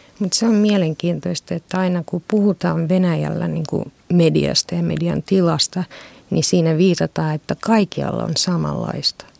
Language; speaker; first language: Finnish; non-native, fluent; Russian